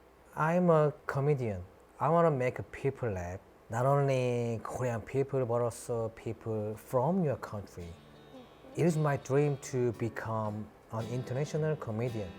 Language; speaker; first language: English; non-native, learner; Korean